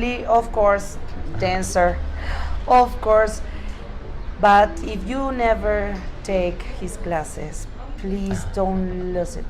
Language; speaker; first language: English; non-native, learner; Spanish